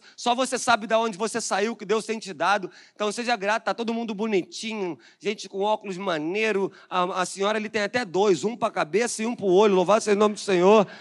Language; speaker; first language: Portuguese; native; Portuguese